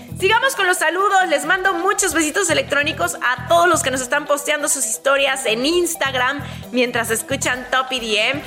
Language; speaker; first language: Spanish; native; Spanish